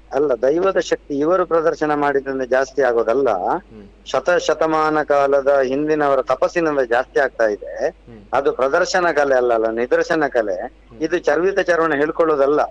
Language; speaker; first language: Kannada; non-native, local second language; Tulu